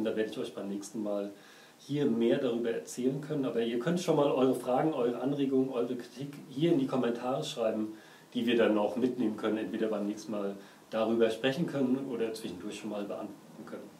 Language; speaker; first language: German; native; German